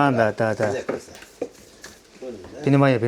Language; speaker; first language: Russian; non-native, learner; Mongolian